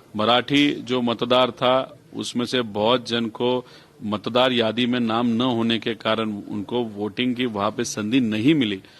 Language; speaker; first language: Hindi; non-native, local second language; Marathi